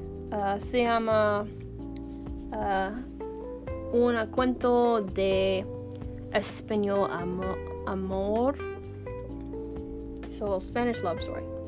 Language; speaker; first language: Spanish; non-native, learner; English